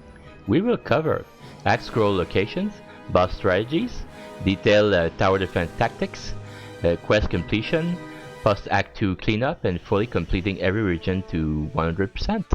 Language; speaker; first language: English; native; English